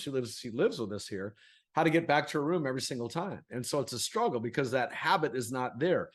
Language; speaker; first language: English; native; English